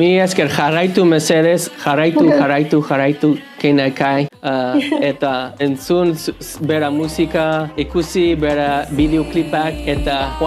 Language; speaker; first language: Basque; non-native, learner; English